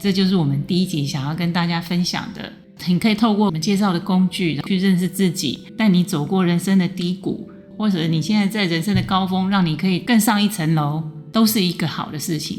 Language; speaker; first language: Chinese; native; Chinese